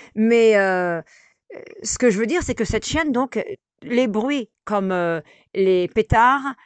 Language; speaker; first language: French; native; French